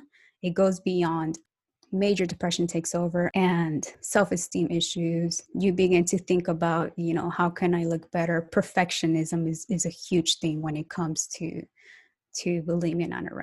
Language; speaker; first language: English; native; English